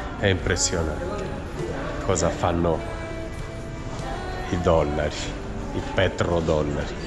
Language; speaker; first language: Italian; native; Italian